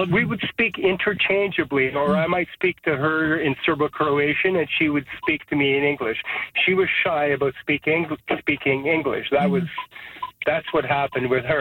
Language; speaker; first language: English; non-native, fluent; Serbian